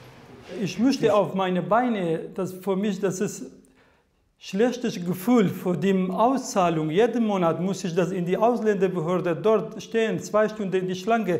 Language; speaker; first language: German; non-native, learner; Kurdish